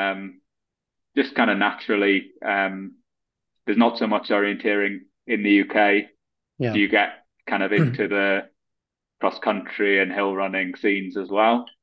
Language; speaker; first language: English; native; English